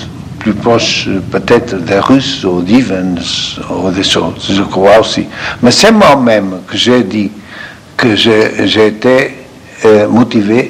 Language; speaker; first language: French; non-native, fluent; Portuguese